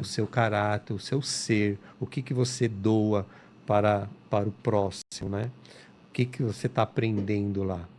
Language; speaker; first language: Portuguese; native; Portuguese